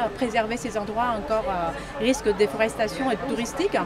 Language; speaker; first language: French; non-native, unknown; Vietnamese